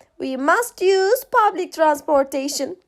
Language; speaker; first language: English; non-native, fluent; Turkish